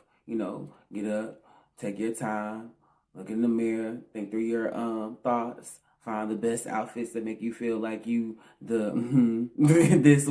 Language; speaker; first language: English; native; English